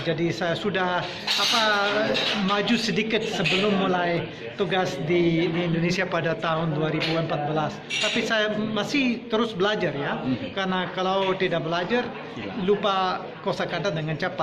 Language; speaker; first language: Indonesian; non-native, fluent; English